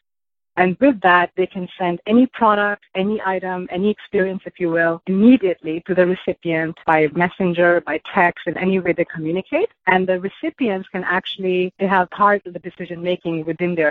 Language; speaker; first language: English; non-native, local second language; Hindi